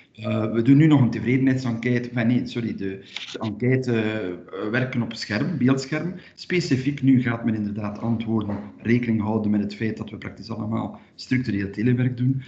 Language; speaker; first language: Dutch; native; Dutch